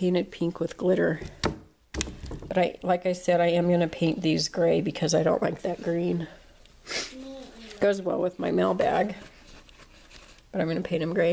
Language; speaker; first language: English; native; English